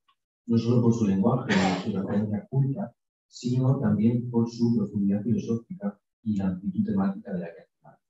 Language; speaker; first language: Spanish; native; Spanish